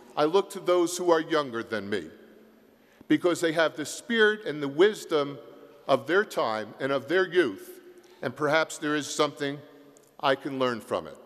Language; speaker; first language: English; native; English